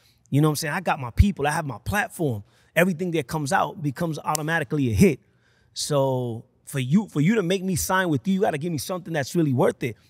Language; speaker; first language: English; early bilingual, other home language; Spanish